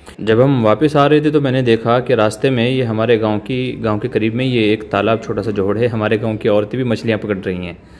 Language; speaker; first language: Hindi; native; Hindi